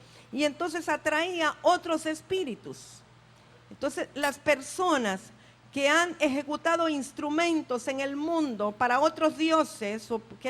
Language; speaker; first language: Spanish; native; Spanish